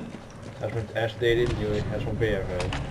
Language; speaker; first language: Swedish; non-native, learner; Faroese